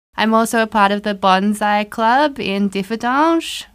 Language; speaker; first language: English; native; English